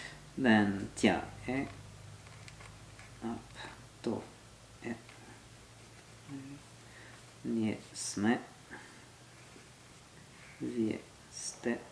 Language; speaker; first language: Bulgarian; non-native, learner; French